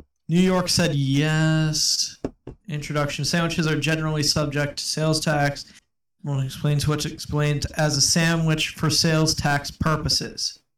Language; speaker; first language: English; native; English